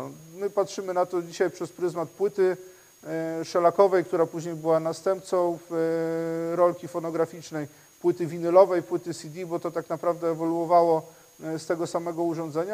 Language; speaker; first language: Polish; native; Polish